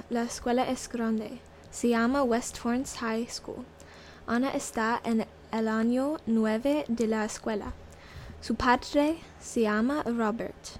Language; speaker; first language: Spanish; non-native, learner; English